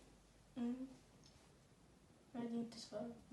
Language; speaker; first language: Swedish; early bilingual, other home language; Somali